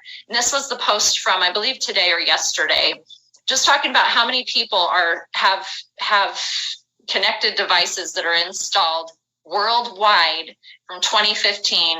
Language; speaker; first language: English; native; English